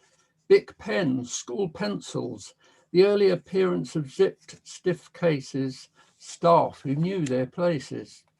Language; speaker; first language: English; native; English